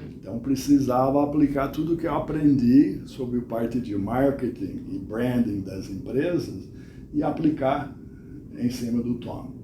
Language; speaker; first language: Portuguese; non-native, fluent; English